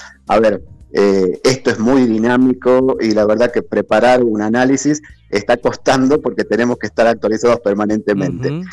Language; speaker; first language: Spanish; native; Spanish